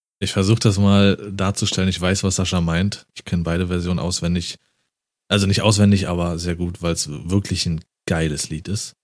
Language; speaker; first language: German; native; German